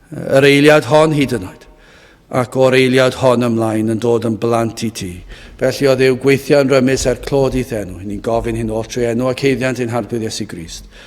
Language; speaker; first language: Welsh; native; Welsh